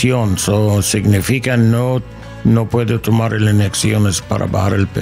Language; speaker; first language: Spanish; non-native, learner; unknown